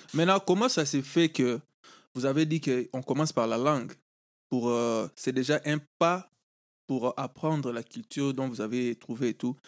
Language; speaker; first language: French; non-native, local second language; Lingala